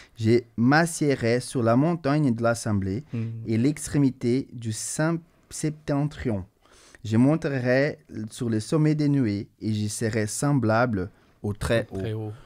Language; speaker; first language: French; non-native, fluent; Portuguese